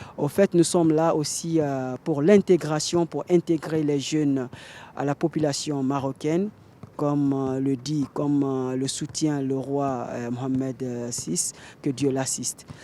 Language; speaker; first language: French; non-native, local second language; Fula